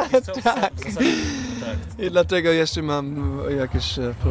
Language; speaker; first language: Polish; non-native, fluent; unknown